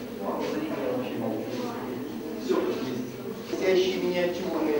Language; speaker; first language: Russian; native; Russian